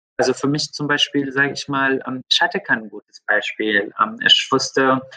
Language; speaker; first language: German; non-native, fluent; Arabic